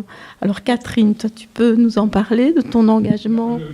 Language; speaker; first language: French; native; French